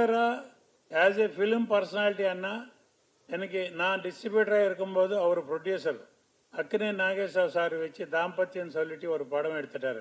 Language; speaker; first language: Tamil; non-native, learner; Telugu